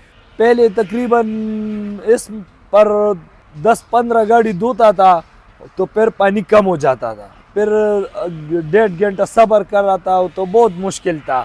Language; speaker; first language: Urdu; non-native, local second language; Pashto